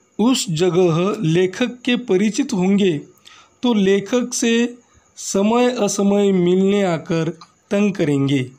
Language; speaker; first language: Hindi; non-native, local second language; Marathi